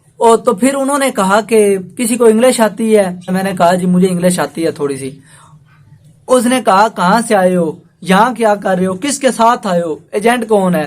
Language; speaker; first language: Urdu; non-native, local second language; Punjabi